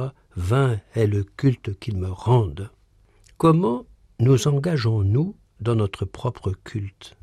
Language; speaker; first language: French; native; French